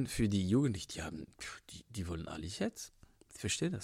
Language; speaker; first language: German; non-native, fluent; French